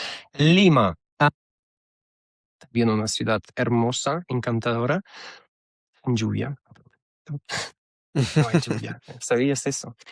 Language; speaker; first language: Spanish; non-native, fluent; Russian